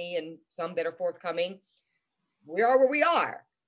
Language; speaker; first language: English; native; English